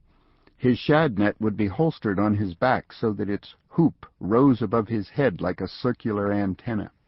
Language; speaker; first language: English; native; English